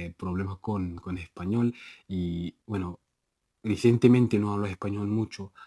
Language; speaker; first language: Spanish; non-native, fluent; Igbo